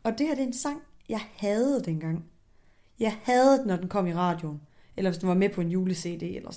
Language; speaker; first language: Danish; native; Danish